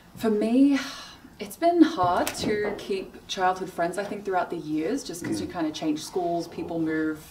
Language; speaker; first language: English; native; English